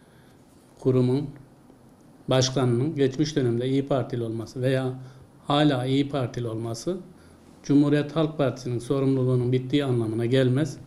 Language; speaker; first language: Turkish; native; Turkish